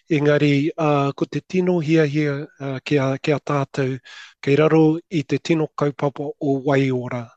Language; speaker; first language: Māori; non-native, local second language; English